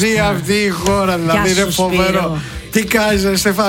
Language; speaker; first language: Greek; native; Greek